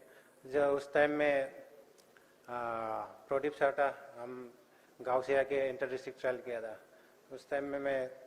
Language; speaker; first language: Hindi; non-native, local second language; Bodo